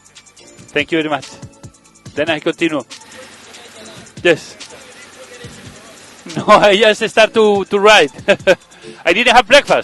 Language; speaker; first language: English; non-native, learner; Spanish